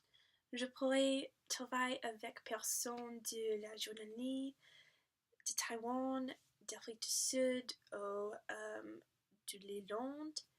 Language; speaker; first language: French; non-native, learner; English